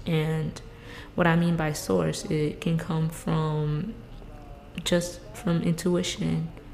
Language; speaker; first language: English; native; English